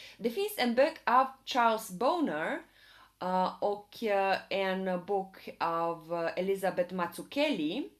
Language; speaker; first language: Swedish; non-native, fluent; Romanian